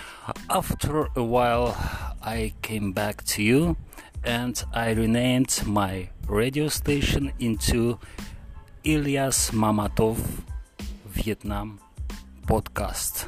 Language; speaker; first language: English; non-native, learner; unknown